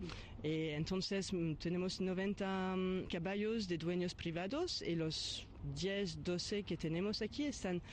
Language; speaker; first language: Spanish; non-native, fluent; French